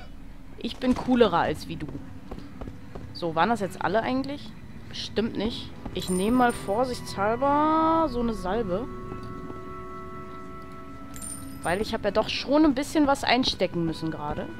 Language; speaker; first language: German; native; German